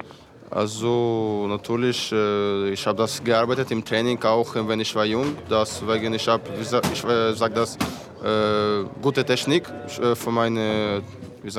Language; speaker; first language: German; non-native, fluent; Ukrainian